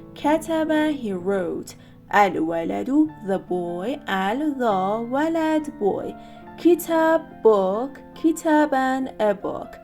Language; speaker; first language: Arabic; non-native, fluent; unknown